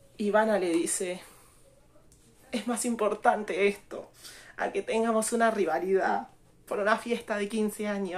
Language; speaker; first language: Spanish; native; Spanish